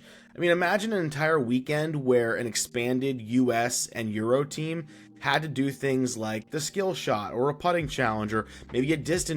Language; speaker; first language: English; native; English